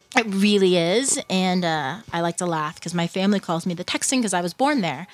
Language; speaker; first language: English; native; English